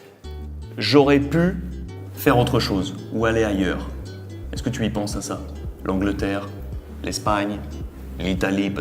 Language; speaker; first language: French; native; French